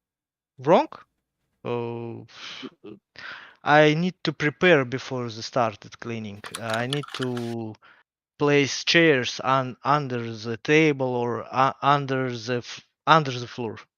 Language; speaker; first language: English; non-native, learner; Russian